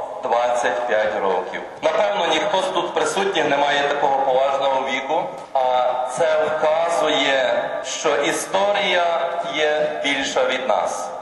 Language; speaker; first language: Ukrainian; native; Ukrainian